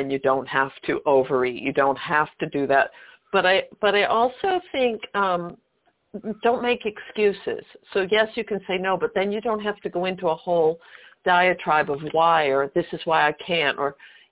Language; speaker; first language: English; native; English